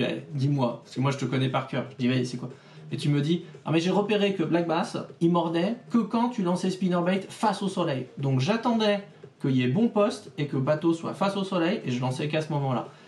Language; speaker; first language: French; native; French